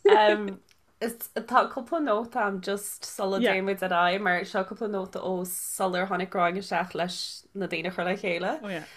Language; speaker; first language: Irish; native; Irish